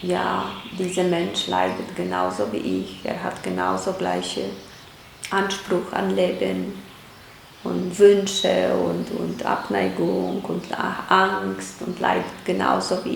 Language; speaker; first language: German; non-native, fluent; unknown